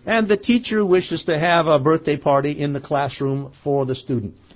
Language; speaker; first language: English; native; English